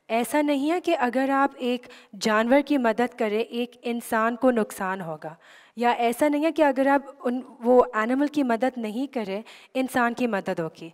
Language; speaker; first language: Urdu; native; Urdu